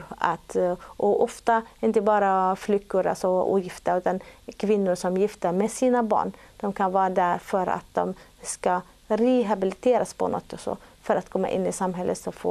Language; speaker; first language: Swedish; non-native, fluent; Arabic